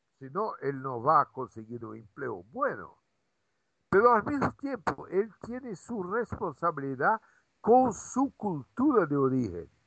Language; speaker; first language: Spanish; non-native, fluent; Portuguese